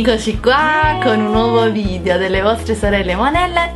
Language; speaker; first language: Italian; native; Italian